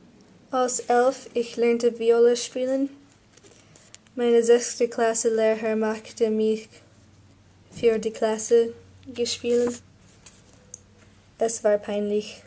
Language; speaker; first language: German; non-native, learner; English